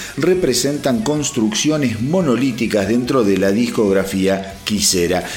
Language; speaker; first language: Spanish; native; Spanish